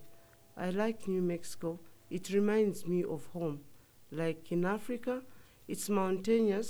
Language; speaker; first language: English; non-native, local second language; Nyanja